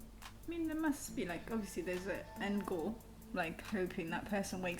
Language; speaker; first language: English; native; English